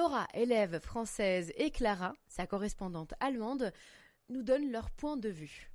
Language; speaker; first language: French; native; French